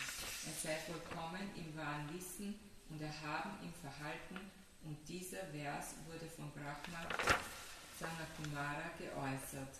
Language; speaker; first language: German; native; German